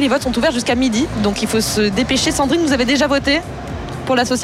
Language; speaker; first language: French; native; French